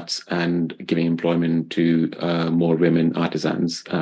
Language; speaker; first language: English; non-native, local second language; Hindi